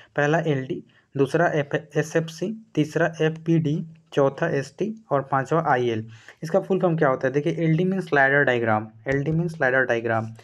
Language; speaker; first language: Hindi; native; Hindi